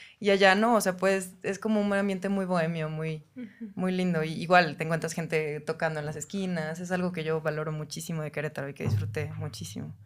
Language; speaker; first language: Spanish; native; Spanish